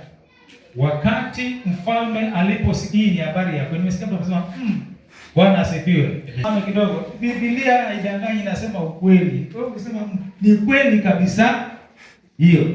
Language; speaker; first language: Swahili; native; Swahili